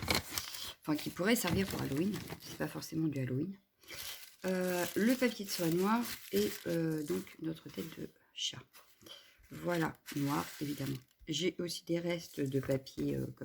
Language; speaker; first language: French; native; French